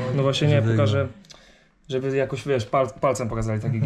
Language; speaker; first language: Polish; native; Polish